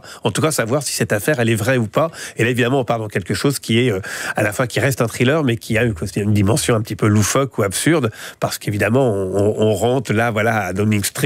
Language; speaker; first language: French; native; French